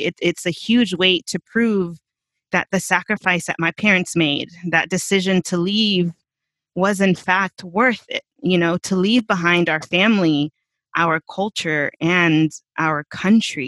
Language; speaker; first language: English; early bilingual, other home language; Spanish